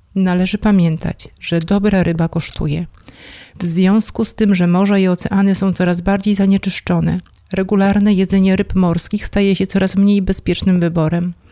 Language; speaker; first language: Polish; native; Polish